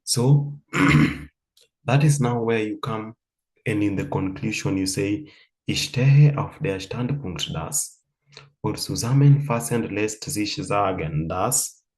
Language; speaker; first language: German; non-native, fluent; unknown